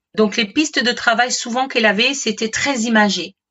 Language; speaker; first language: French; native; French